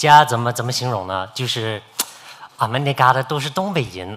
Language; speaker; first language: Chinese; non-native, fluent; English